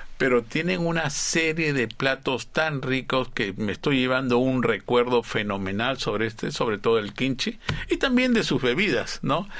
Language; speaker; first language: Spanish; native; Spanish